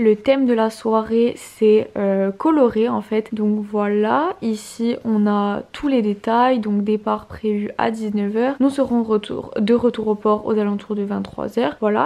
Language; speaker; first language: French; native; French